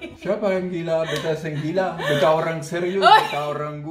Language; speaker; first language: Indonesian; non-native, fluent; French